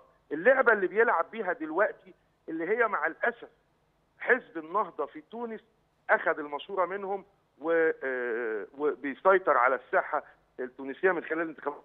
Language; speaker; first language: Arabic; native; Arabic